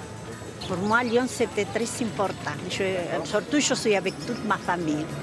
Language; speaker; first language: French; non-native, fluent; Spanish